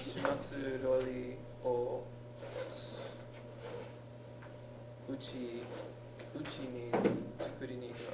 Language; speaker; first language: Japanese; non-native, learner; English